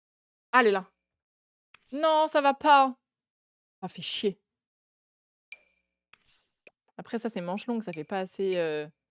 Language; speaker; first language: French; native; French